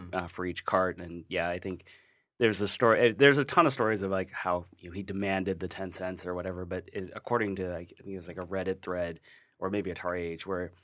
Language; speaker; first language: English; native; English